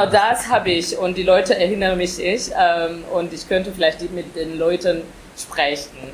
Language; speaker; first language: German; non-native, fluent; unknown